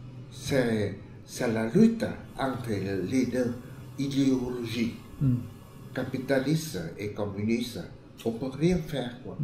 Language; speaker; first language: French; non-native, fluent; Vietnamese